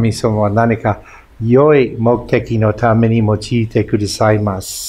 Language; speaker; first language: Japanese; non-native, fluent; English